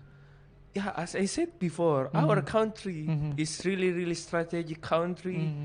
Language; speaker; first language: English; non-native, fluent; Indonesian